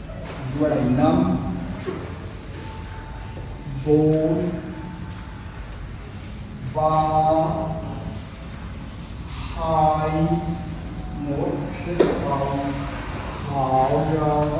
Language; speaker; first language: Vietnamese; non-native, learner; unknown